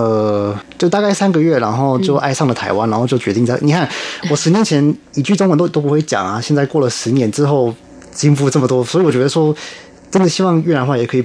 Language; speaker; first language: Chinese; non-native, fluent; English